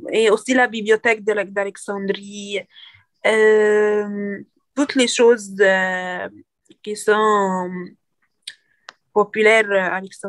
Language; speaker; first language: French; non-native, learner; Arabic